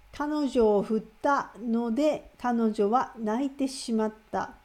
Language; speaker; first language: Japanese; native; Japanese